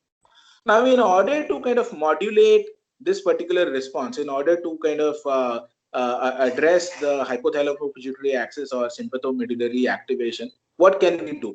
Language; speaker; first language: English; non-native, local second language; Marathi